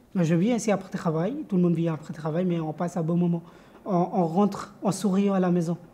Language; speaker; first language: French; non-native, fluent; Bangla